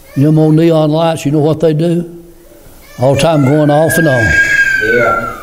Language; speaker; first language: English; native; English